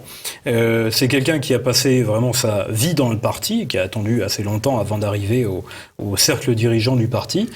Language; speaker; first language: French; native; French